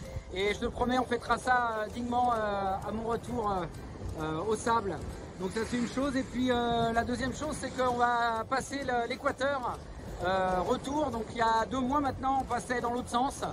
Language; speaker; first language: French; native; French